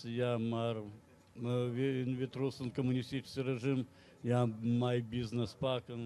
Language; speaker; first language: Dutch; non-native, learner; Russian